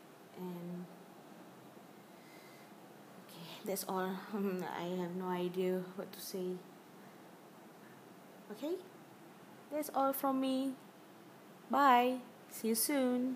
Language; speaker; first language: English; non-native, learner; Malay